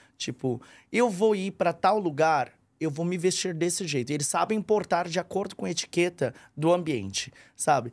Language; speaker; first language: Portuguese; early bilingual, other home language; Korean